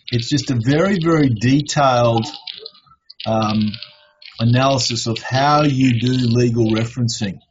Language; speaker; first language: English; native; English